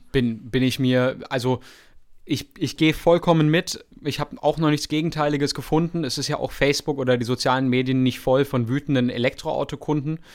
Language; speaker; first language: German; native; German